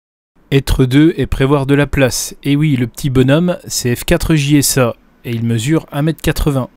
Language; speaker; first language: French; native; French